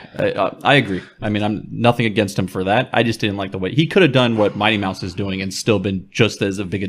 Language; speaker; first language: English; native; English